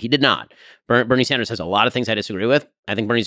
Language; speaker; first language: English; native; English